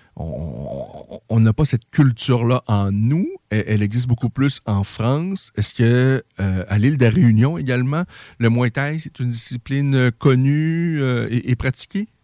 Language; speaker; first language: French; native; French